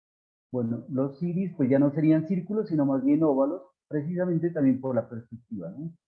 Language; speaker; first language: Spanish; native; Spanish